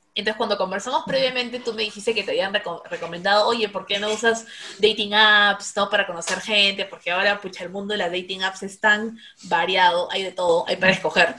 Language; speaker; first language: Spanish; native; Spanish